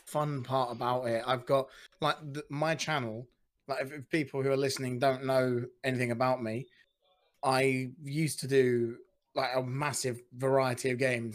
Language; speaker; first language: English; native; English